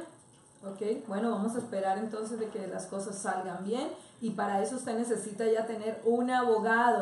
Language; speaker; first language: Spanish; native; Spanish